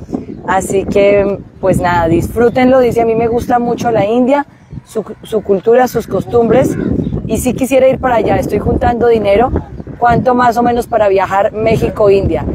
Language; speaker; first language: Spanish; native; Spanish